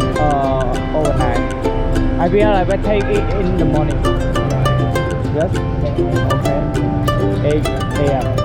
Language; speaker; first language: English; non-native, learner; Khmer